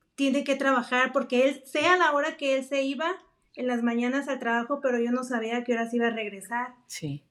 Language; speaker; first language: Spanish; native; Spanish